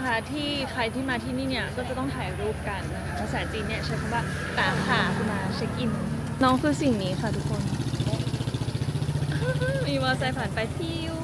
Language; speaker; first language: Thai; native; Thai